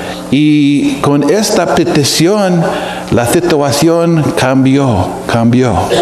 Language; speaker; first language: Spanish; non-native, fluent; English